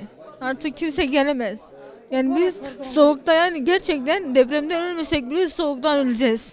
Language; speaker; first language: Turkish; non-native, local second language; Kurdish